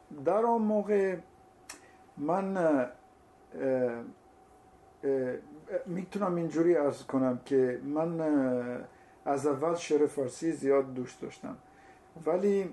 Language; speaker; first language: Persian; non-native, fluent; Italian